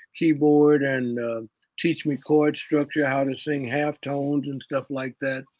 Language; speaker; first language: English; native; English